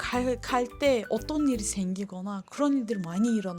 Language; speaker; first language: Korean; non-native, fluent; Turkish